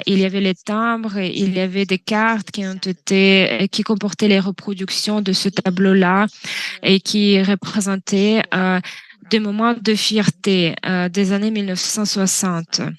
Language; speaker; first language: French; non-native, fluent; Russian